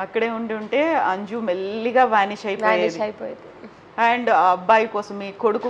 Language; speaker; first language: Telugu; native; Telugu